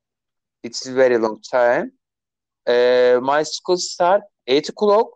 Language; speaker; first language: English; non-native, learner; Turkish